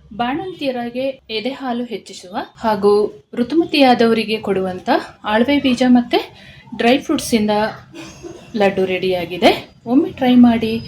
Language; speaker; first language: Kannada; native; Kannada